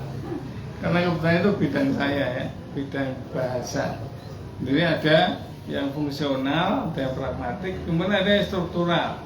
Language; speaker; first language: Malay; non-native, local second language; Javanese